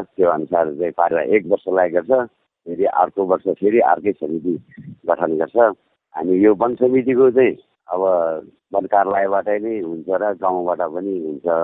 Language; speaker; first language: Nepali; non-native, local second language; Gurung